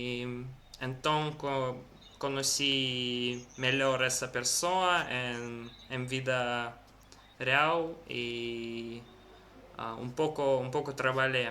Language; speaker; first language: Portuguese; non-native, learner; Russian